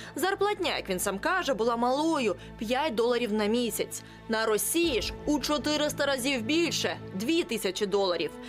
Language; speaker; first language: Ukrainian; native; Ukrainian